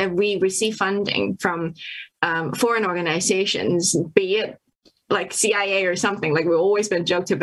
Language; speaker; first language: English; non-native, local second language; Cantonese